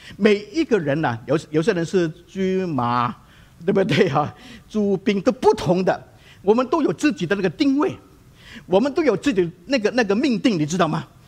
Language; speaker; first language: Chinese; non-native, local second language; Cantonese